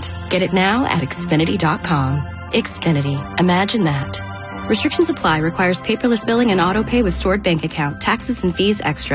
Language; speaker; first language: English; native; English